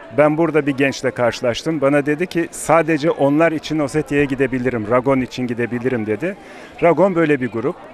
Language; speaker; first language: Turkish; non-native, fluent; Ossetic